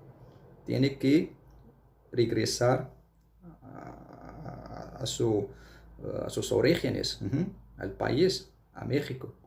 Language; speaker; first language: Spanish; non-native, fluent; Arabic